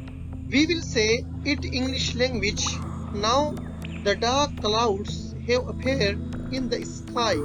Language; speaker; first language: English; non-native, local second language; Urdu